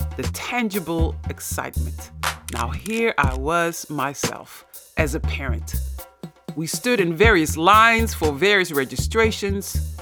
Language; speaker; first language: English; non-native, fluent; Dutch